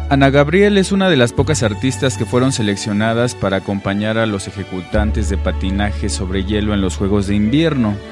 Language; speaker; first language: Spanish; native; Spanish